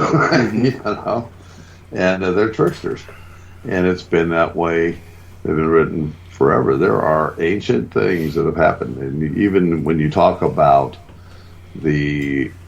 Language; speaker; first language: English; native; English